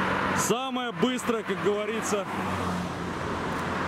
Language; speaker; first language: Russian; native; Russian